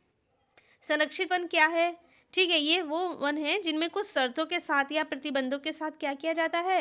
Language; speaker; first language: Hindi; native; Hindi